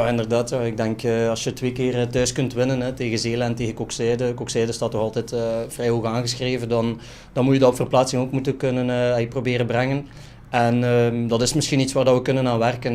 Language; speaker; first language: Dutch; native; Dutch